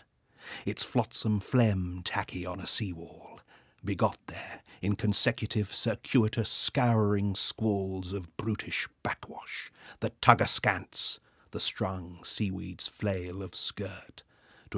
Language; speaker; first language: English; native; English